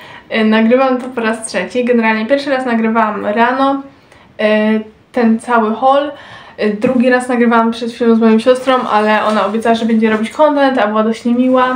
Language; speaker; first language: Polish; native; Polish